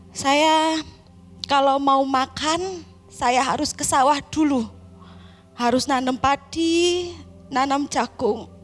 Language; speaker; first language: Indonesian; non-native, local second language; Javanese